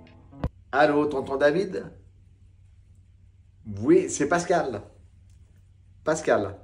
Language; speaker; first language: French; native; French